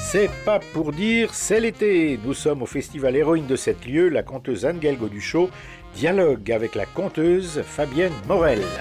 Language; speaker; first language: French; native; French